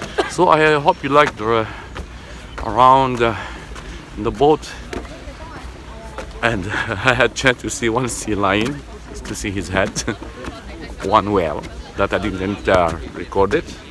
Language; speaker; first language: English; non-native, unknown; Arabic